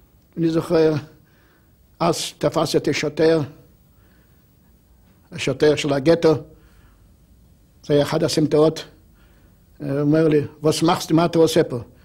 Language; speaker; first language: Hebrew; non-native, fluent; Polish